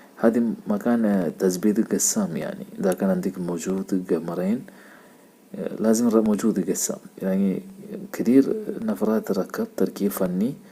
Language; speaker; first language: Arabic; non-native, learner; Malayalam